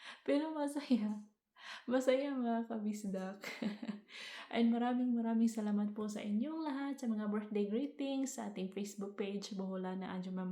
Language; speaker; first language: Filipino; non-native, local second language; Cebuano